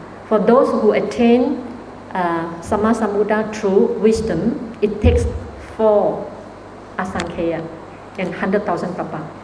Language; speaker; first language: English; non-native, local second language; Chinese